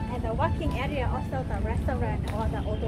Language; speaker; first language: English; non-native, learner; Vietnamese